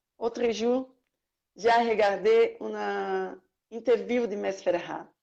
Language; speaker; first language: French; non-native, learner; Portuguese